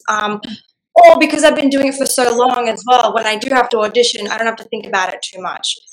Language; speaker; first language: English; non-native, local second language; Gujarati